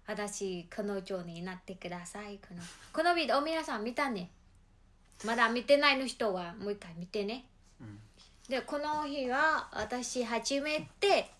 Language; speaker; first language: Japanese; non-native, learner; Mongolian